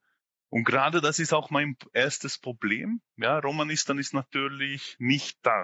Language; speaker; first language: German; non-native, fluent; Hungarian